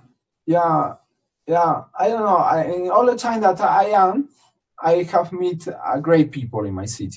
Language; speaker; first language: English; non-native, learner; Spanish